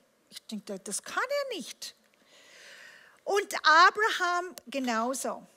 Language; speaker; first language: German; non-native, fluent; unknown